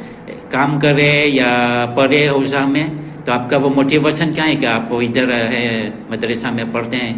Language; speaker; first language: Hindi; non-native, learner; Gujarati